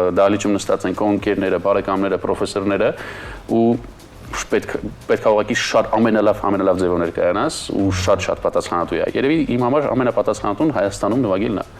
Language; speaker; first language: Armenian; native; Armenian